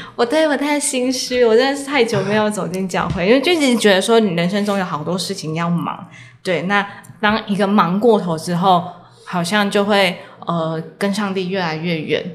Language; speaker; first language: Chinese; native; Chinese